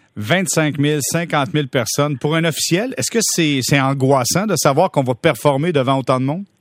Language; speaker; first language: French; native; French